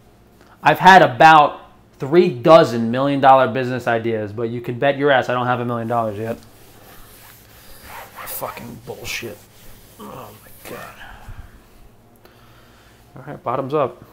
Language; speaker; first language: English; native; English